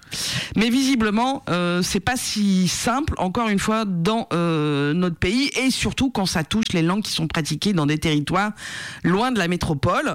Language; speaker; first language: French; native; French